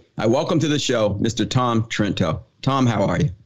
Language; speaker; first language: English; native; English